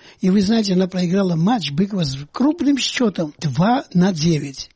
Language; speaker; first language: Russian; non-native, local second language; Georgian